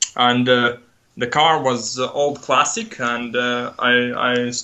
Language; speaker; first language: English; non-native, learner; Latvian